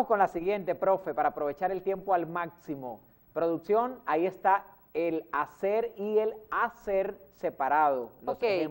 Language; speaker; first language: Spanish; native; Spanish